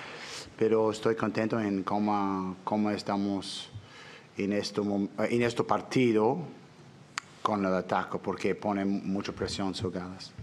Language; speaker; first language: Spanish; non-native, learner; English